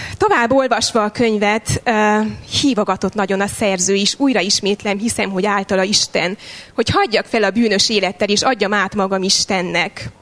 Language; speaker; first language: Hungarian; native; Hungarian